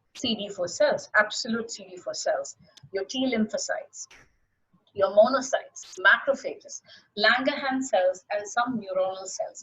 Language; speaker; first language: English; non-native, local second language; Malayalam